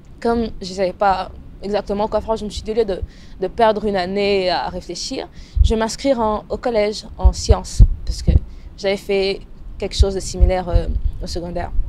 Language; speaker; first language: French; non-native, local second language; Lingala